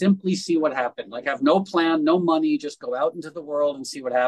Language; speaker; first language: English; native; English